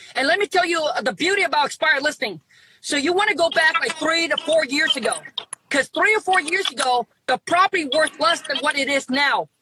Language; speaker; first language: English; early bilingual, other home language; Vietnamese